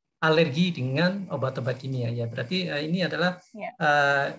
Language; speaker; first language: Indonesian; native; Indonesian